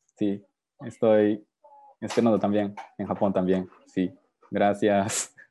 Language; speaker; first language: Spanish; non-native, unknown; Japanese